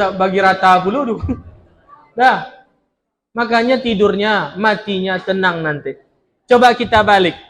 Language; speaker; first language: Malay; non-native, local second language; Minangkabau